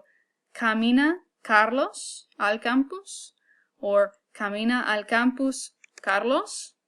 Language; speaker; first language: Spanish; non-native, fluent; English